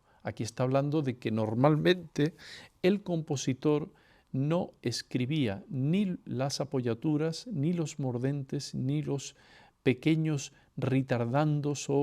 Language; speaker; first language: Spanish; native; Spanish